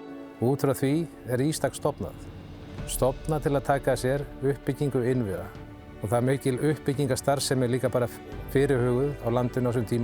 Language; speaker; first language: Icelandic; native; Icelandic